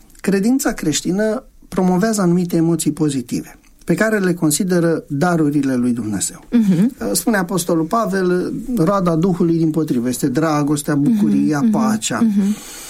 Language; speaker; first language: Romanian; native; Romanian